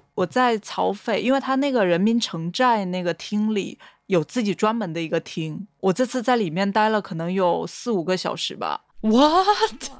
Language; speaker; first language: Chinese; native; Chinese